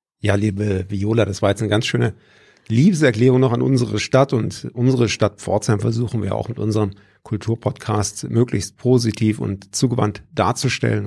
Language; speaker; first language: German; native; German